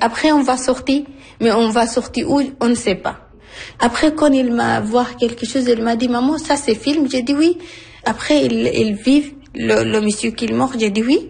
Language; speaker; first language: French; non-native, learner; Arabic